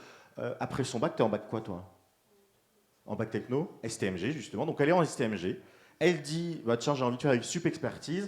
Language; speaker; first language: French; native; French